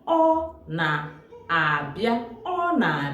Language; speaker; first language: Igbo; native; Igbo